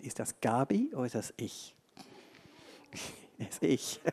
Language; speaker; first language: German; non-native, fluent; English